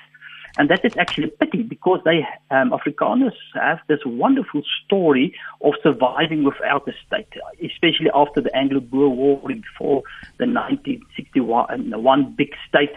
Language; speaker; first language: English; non-native, local second language; Afrikaans